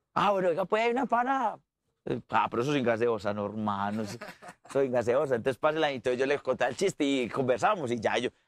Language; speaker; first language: Spanish; native; Spanish